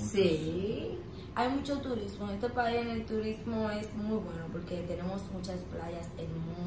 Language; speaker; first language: Spanish; native; Spanish